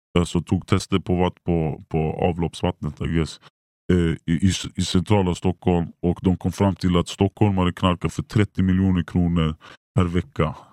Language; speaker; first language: Swedish; native; Swedish